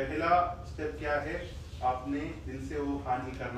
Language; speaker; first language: Hindi; non-native, fluent; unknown